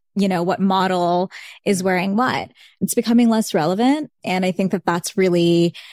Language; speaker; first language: English; early bilingual, other home language; Bangla